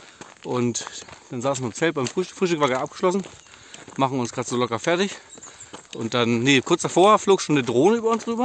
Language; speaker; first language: German; native; German